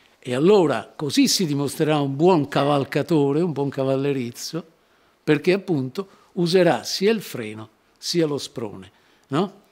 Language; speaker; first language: Italian; native; Italian